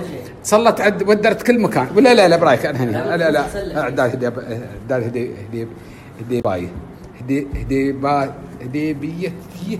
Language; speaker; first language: Arabic; native; Arabic